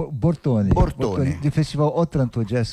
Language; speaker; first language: Italian; non-native, learner; Portuguese